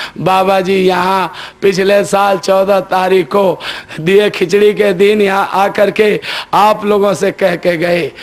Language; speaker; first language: Hindi; native; Hindi